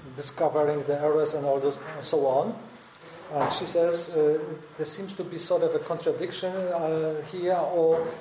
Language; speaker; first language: English; non-native, learner; Polish